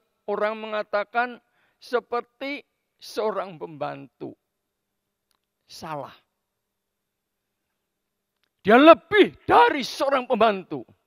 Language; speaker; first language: Indonesian; native; Indonesian